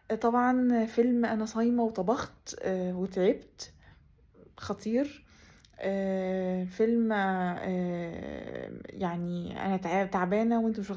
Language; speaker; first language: Arabic; native; Arabic